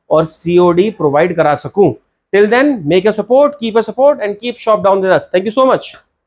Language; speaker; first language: Hindi; native; Hindi